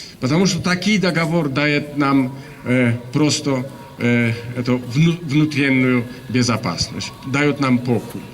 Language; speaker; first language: Russian; non-native, learner; Polish